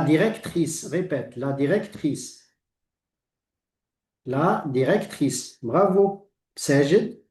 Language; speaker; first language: French; non-native, local second language; Arabic